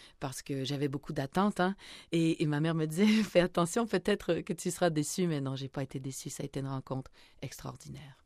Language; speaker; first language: French; native; French